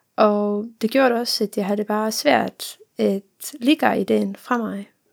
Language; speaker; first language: Danish; non-native, fluent; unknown